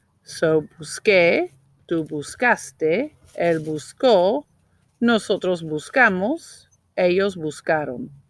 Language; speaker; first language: Spanish; non-native, fluent; English